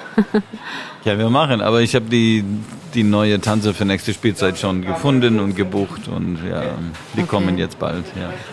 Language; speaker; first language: German; non-native, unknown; French